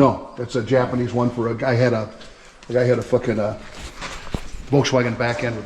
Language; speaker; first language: English; native; English